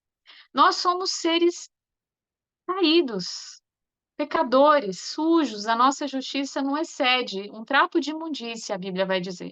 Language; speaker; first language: Portuguese; native; Portuguese